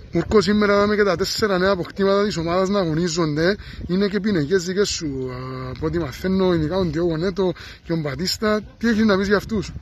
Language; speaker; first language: Greek; native; Greek